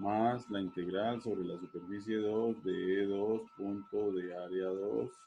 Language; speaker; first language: Spanish; native; Spanish